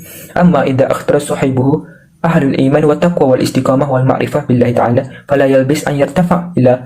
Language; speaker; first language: Arabic; non-native, learner; Malay